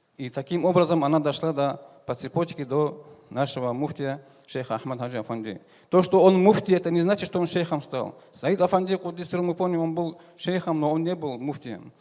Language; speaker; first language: Russian; non-native, local second language; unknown